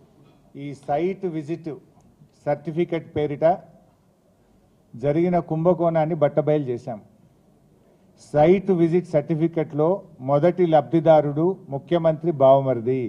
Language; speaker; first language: Telugu; native; Telugu